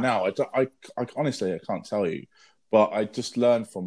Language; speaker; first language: English; native; English